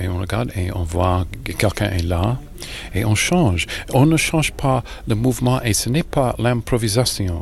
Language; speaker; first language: French; non-native, fluent; English